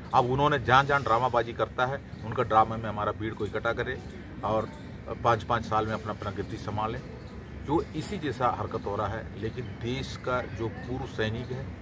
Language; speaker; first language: Hindi; non-native, local second language; Malayalam